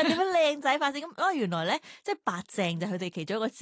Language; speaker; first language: Cantonese; native; Cantonese